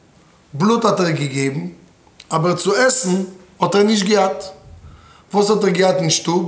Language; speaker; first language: German; non-native, fluent; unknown